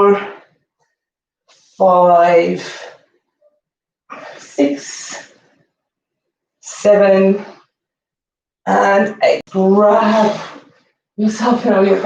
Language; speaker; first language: English; native; English